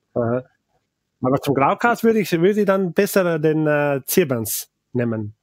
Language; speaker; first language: German; non-native, local second language; Ladin